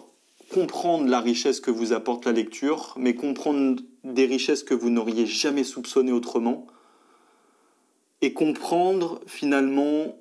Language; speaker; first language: French; native; French